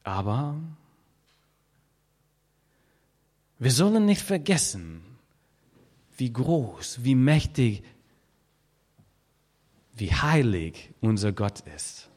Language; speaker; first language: German; non-native, fluent; English